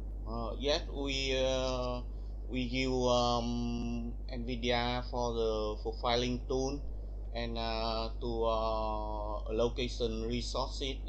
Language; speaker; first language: English; non-native, learner; Vietnamese